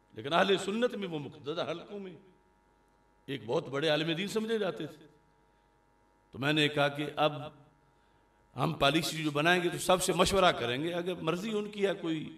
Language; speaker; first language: Urdu; non-native, local second language; Punjabi